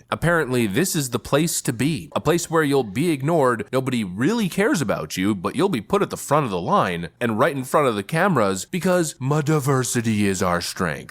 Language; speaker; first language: English; native; English